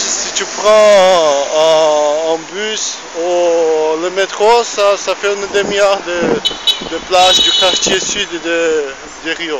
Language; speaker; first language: French; non-native, fluent; Portuguese